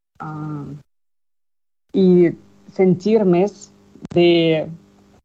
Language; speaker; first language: Catalan; non-native, learner; Spanish